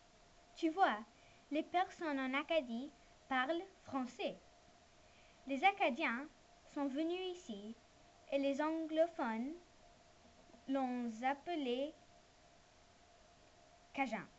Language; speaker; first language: French; non-native, learner; English